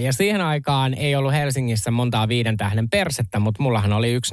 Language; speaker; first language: Finnish; native; Finnish